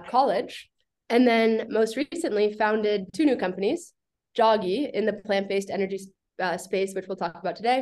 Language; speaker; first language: English; native; English